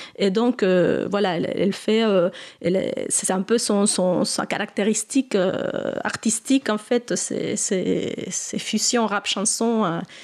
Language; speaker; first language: French; non-native, fluent; Spanish